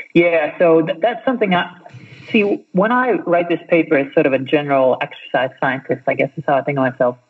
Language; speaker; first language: English; native; English